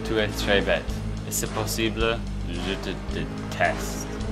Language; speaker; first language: French; non-native, learner; English